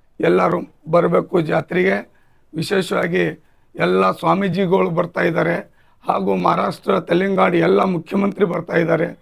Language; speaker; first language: Kannada; non-native, local second language; Lambadi